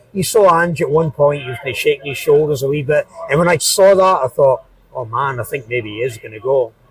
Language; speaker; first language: English; native; English